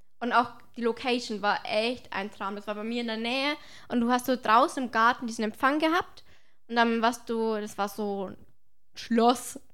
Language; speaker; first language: German; native; German